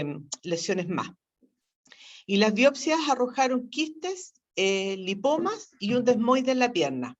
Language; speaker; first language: Spanish; native; Spanish